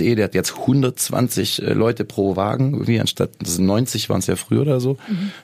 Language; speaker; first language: German; native; German